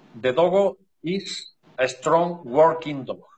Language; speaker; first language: English; non-native, learner; Spanish